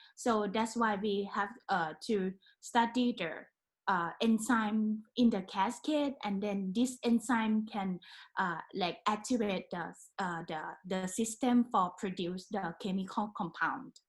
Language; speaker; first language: English; non-native, learner; Thai